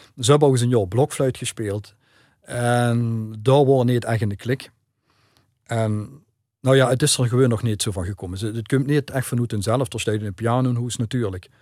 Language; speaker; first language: Dutch; native; Dutch